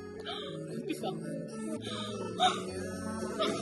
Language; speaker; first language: Korean; native; Korean